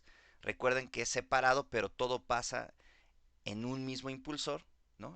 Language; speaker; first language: Spanish; native; Spanish